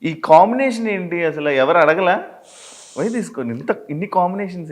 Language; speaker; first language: Telugu; native; Telugu